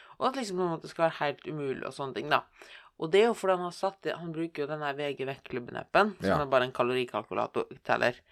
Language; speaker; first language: Norwegian; native; Norwegian